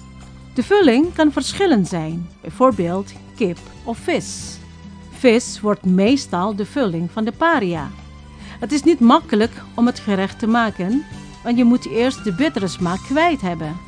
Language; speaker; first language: Dutch; non-native, fluent; Indonesian